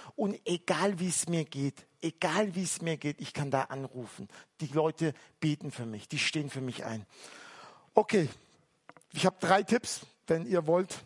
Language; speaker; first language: German; early bilingual, other home language; Turkish